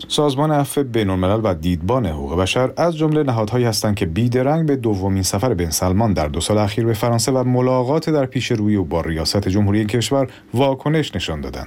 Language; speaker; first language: Persian; native; Persian